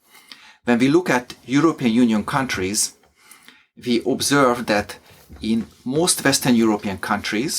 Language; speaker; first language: English; non-native, fluent; Hungarian